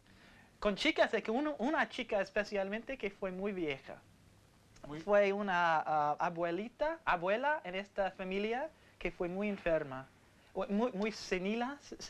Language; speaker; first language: Spanish; non-native, learner; English